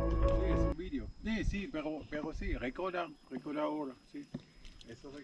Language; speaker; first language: Spanish; non-native, learner; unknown